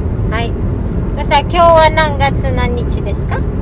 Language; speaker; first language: Japanese; non-native, fluent; Filipino